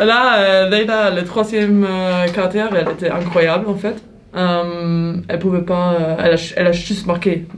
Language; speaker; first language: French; non-native, learner; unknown